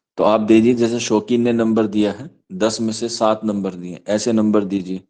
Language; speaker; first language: Urdu; native; Urdu